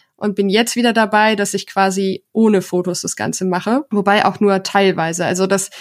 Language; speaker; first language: German; native; German